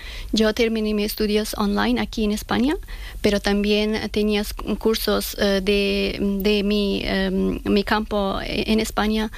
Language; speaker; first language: Spanish; non-native, fluent; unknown